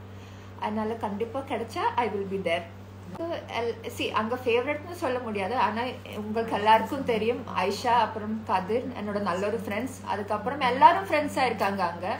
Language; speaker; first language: Tamil; non-native, learner; Malayalam